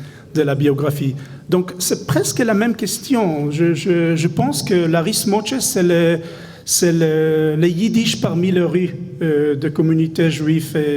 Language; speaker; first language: French; non-native, fluent; Hebrew